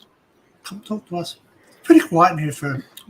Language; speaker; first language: English; native; English